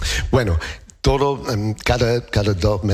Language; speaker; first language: Spanish; non-native, learner; English